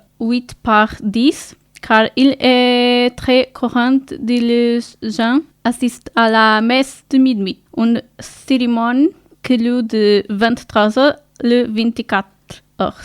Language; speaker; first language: French; non-native, learner; Portuguese